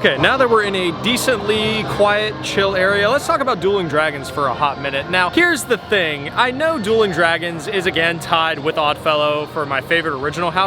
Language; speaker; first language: English; native; English